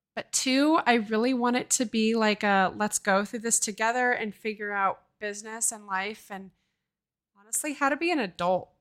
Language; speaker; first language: English; native; English